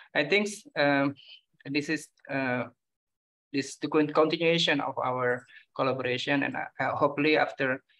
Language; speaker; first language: English; non-native, fluent; Indonesian